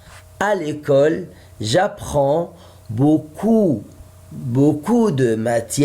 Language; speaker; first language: French; non-native, fluent; Arabic